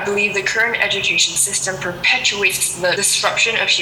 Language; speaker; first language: English; non-native, local second language; Cantonese